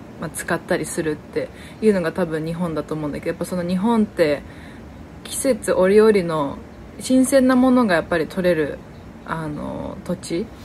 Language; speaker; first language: Japanese; native; Japanese